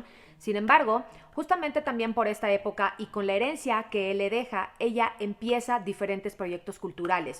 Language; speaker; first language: Spanish; native; Spanish